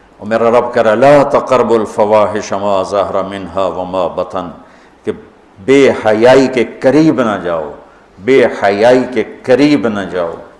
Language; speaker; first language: Urdu; non-native, local second language; Punjabi